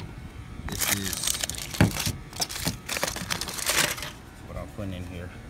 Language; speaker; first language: English; native; English